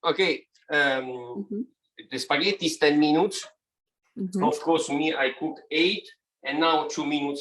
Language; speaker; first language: English; non-native, learner; Italian